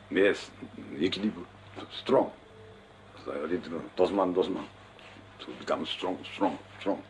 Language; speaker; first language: English; non-native, learner; Japanese